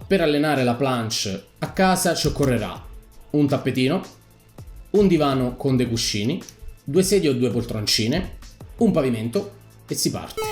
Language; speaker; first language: Italian; native; Italian